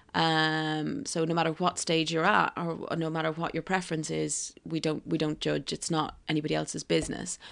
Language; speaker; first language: English; native; English